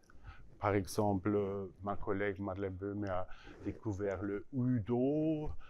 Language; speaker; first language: French; non-native, learner; German